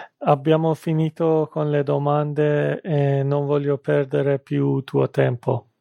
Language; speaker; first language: Italian; non-native, fluent; Persian